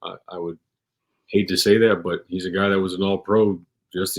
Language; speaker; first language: English; native; English